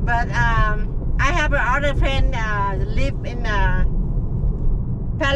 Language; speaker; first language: English; non-native, learner; Vietnamese